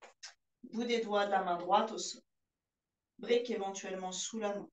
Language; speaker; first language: French; native; French